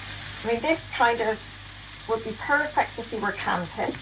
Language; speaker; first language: English; native; English